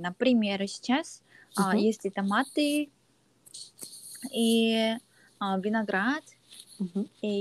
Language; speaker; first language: Russian; non-native, learner; Korean